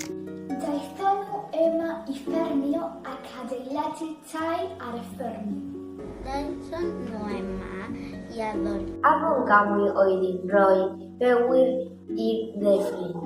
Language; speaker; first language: Welsh; non-native, learner; Spanish